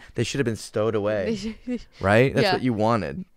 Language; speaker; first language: English; native; English